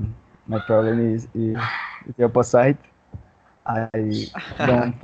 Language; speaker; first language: English; non-native, learner; Spanish